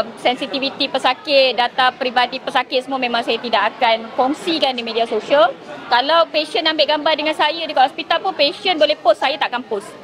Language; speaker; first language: Malay; non-native, local second language; Tamil